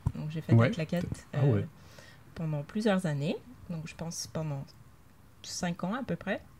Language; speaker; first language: French; native; French